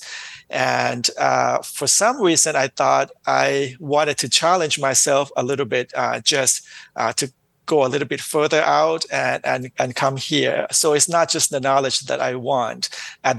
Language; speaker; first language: English; non-native, fluent; Thai